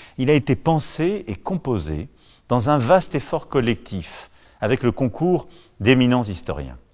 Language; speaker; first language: French; native; French